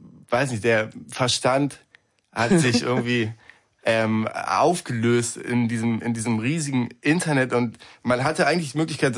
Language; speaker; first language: German; native; German